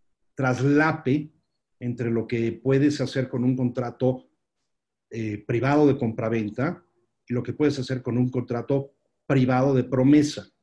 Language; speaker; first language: Spanish; native; Spanish